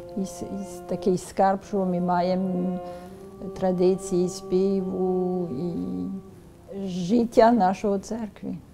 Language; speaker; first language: Ukrainian; non-native, fluent; French